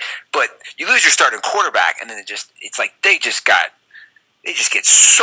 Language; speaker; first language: English; native; English